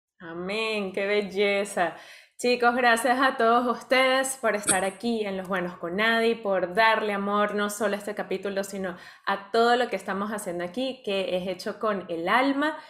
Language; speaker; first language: Spanish; native; Spanish